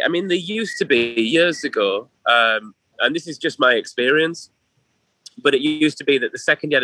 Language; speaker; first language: English; native; English